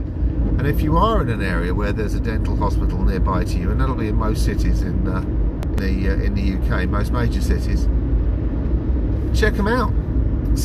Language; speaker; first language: English; native; English